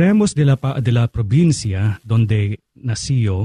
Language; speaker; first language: Spanish; non-native, fluent; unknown